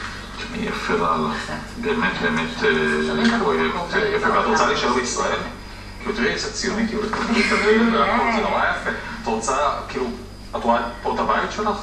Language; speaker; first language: Hebrew; native; Hebrew